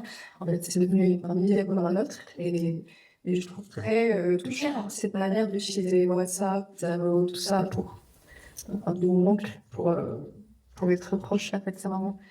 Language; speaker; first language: French; non-native, fluent; Vietnamese